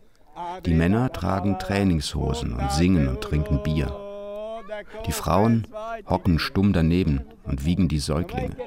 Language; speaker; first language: German; native; German